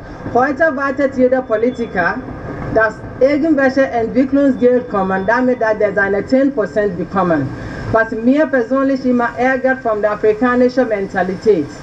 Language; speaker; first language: German; non-native, learner; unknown